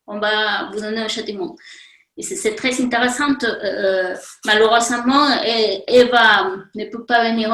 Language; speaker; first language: French; non-native, fluent; Spanish